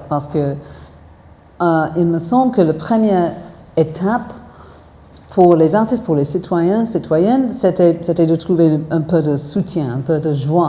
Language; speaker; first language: French; non-native, fluent; English